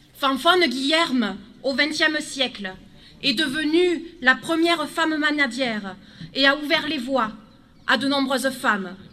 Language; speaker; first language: French; native; French